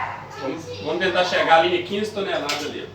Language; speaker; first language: Portuguese; native; Portuguese